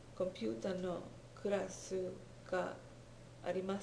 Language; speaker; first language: Japanese; non-native, learner; English